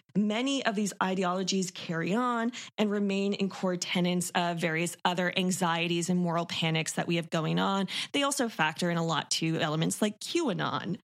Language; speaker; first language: English; native; English